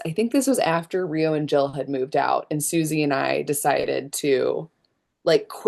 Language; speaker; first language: English; native; English